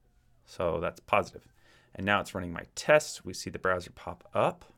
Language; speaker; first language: English; native; English